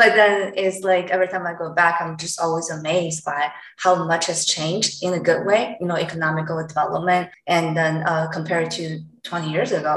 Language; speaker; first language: English; non-native, fluent; Chinese